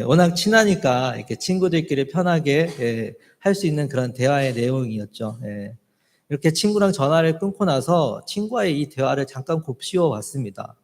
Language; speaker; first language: Korean; native; Korean